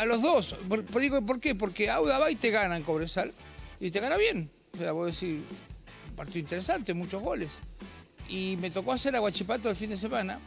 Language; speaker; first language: Spanish; native; Spanish